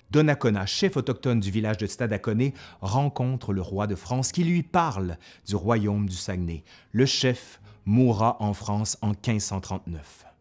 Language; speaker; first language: French; native; French